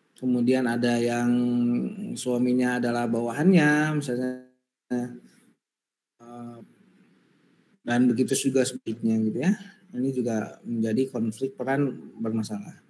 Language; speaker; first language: Indonesian; native; Indonesian